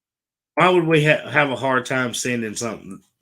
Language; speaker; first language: English; native; English